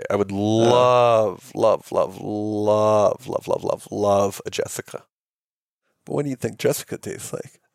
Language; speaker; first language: English; native; English